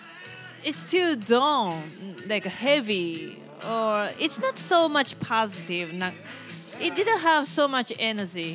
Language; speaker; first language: English; non-native, fluent; Japanese